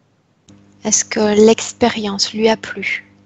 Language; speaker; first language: French; native; French